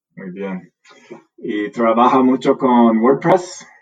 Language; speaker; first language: Spanish; non-native, learner; English